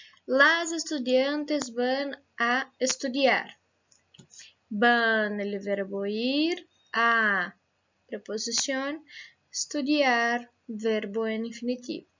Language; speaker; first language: Spanish; non-native, fluent; Portuguese